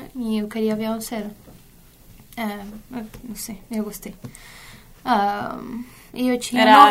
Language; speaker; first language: Portuguese; non-native, fluent; Spanish